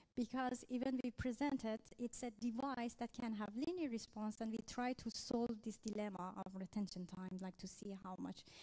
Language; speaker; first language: English; non-native, fluent; Persian